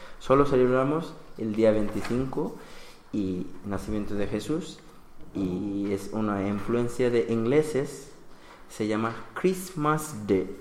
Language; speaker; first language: Spanish; non-native, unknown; Bangla